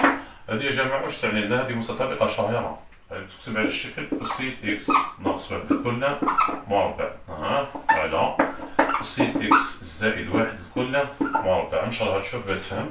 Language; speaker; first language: Arabic; native; Arabic